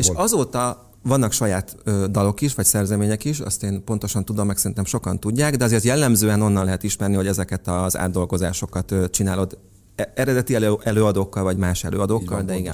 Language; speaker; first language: Hungarian; native; Hungarian